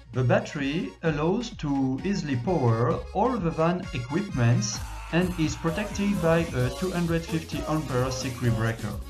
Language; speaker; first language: English; non-native, fluent; French